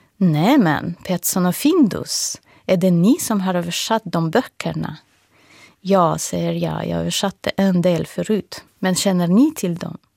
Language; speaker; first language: Swedish; non-native, fluent; Russian